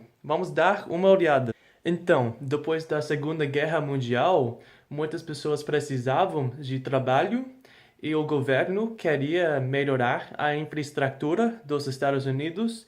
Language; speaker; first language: Portuguese; non-native, fluent; English